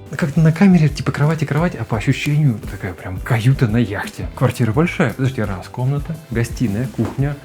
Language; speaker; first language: Russian; native; Russian